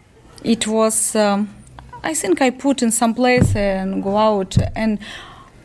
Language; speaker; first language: English; non-native, learner; Ukrainian